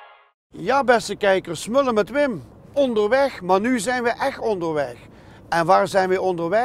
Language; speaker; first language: Dutch; native; Dutch